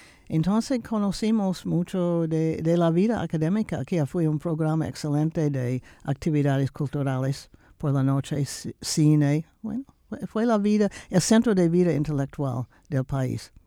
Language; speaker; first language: Spanish; non-native, fluent; English